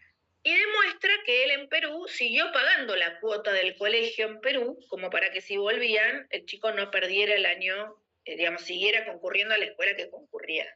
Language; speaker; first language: Spanish; native; Spanish